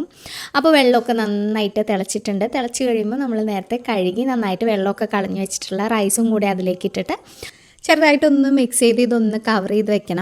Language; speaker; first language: Malayalam; native; Malayalam